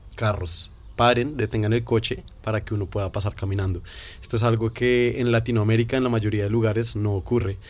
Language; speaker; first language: Spanish; native; Spanish